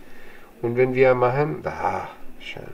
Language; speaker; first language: German; non-native, fluent; Spanish